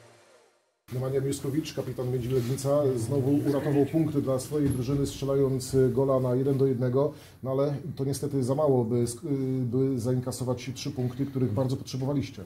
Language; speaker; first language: Polish; native; Polish